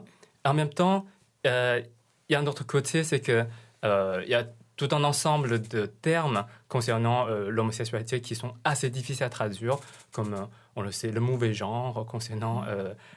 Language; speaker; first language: French; non-native, fluent; Chinese